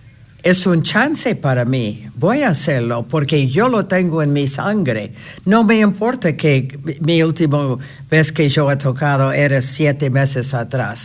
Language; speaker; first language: Spanish; non-native, fluent; English